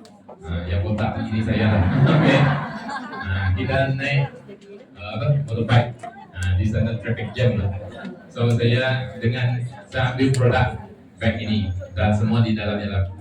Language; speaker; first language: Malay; non-native, local second language; Chinese